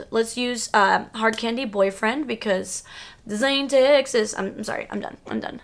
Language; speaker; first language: English; early bilingual, other home language; Spanish